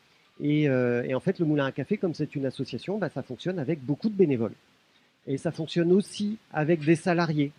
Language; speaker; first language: French; native; French